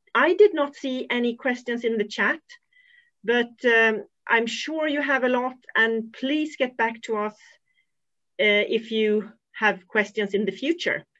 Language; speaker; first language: English; non-native, fluent; Swedish